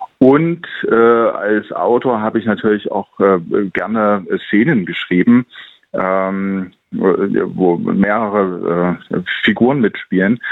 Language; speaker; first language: German; native; German